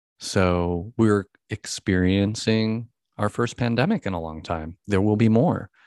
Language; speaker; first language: English; native; English